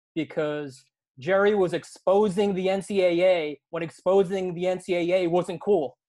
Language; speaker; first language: English; native; English